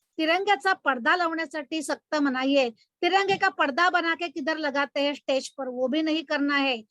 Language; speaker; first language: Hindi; non-native, local second language; Marathi